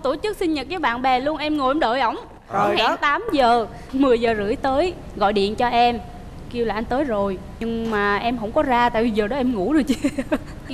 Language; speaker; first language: Vietnamese; native; Vietnamese